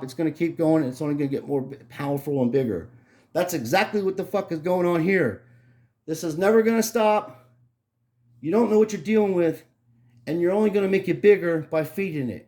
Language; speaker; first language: English; native; English